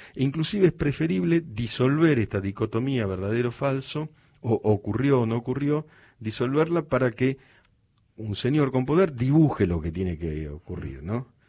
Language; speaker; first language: Spanish; native; Spanish